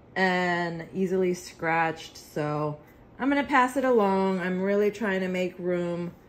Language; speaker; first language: English; native; English